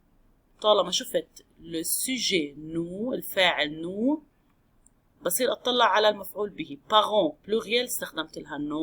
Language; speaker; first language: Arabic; native; Arabic